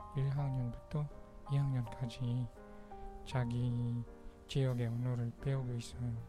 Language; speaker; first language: Korean; non-native, fluent; Pangasinan